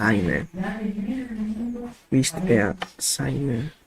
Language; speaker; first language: German; non-native, learner; Spanish